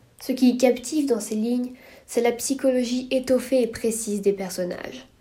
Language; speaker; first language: French; native; French